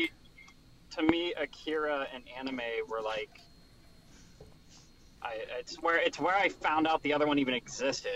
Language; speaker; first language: English; native; English